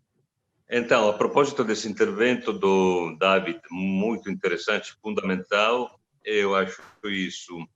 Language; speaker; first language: Portuguese; non-native, fluent; Italian